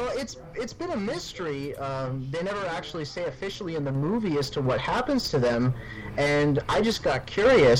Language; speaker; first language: English; native; English